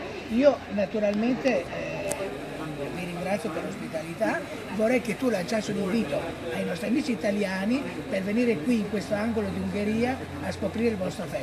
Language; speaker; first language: Italian; native; Italian